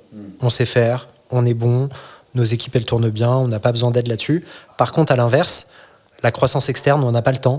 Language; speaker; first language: French; native; French